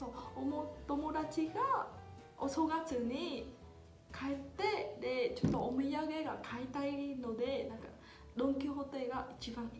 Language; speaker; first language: Japanese; non-native, fluent; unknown